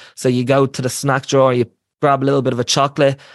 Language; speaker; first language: English; native; English